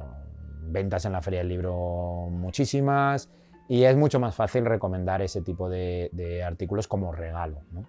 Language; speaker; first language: Spanish; native; Spanish